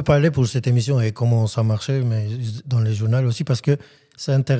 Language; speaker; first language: French; non-native, learner; Armenian